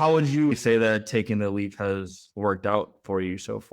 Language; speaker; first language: English; native; English